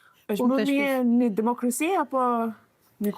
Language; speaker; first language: Albanian; non-native, learner; English